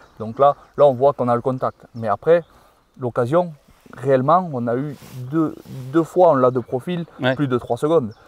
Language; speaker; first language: French; native; French